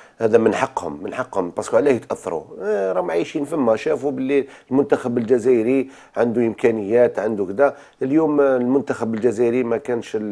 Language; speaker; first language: Arabic; native; Arabic